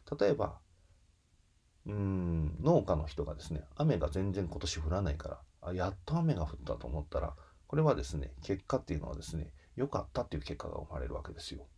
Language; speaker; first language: Japanese; native; Japanese